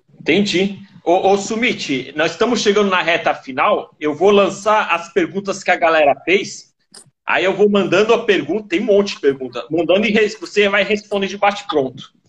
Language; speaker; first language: Portuguese; native; Portuguese